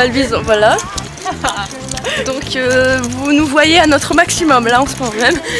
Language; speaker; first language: French; native; French